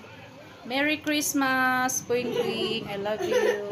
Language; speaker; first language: English; non-native, local second language; Filipino